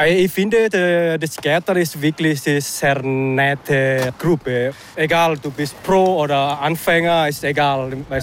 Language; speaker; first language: German; non-native, learner; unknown